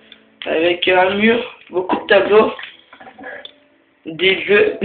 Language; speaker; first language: French; native; French